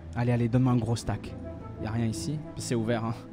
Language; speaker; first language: French; non-native, local second language; Arabic